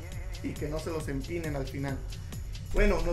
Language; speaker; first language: Spanish; native; Spanish